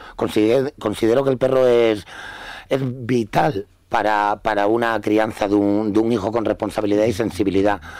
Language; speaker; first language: Spanish; native; Spanish